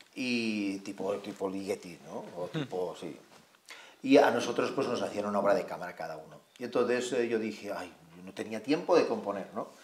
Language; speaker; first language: Spanish; non-native, local second language; Catalan